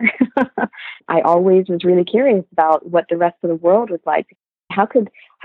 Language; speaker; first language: English; native; English